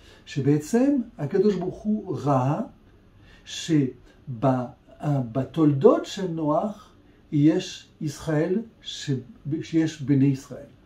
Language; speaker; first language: Hebrew; non-native, fluent; French